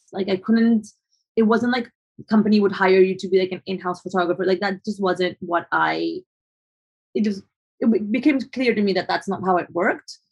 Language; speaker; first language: English; non-native, fluent; Spanish